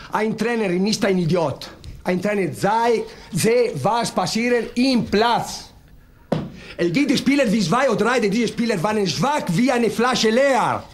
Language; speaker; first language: German; non-native, learner; Italian